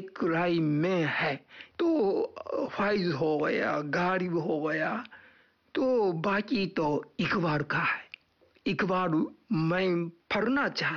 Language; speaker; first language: Urdu; non-native, fluent; Japanese